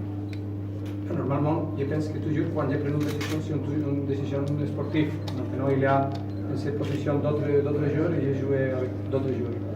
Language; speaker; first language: French; non-native, fluent; Spanish